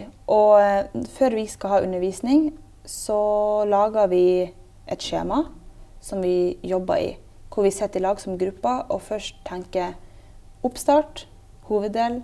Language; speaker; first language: Norwegian; native; Norwegian